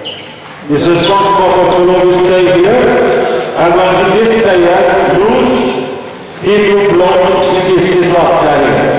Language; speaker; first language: English; non-native, learner; Swedish